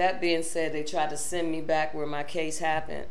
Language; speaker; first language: English; native; English